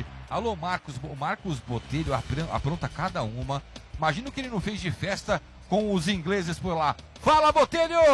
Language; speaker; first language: Portuguese; native; Portuguese